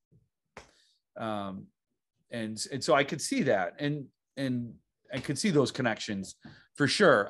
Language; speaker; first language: English; native; English